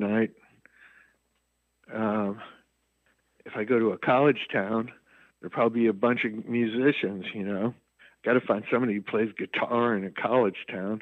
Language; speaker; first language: English; native; English